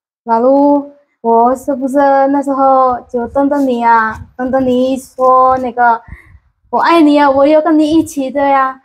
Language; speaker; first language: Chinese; non-native, learner; Indonesian